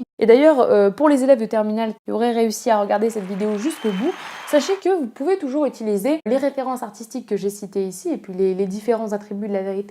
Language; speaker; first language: French; native; French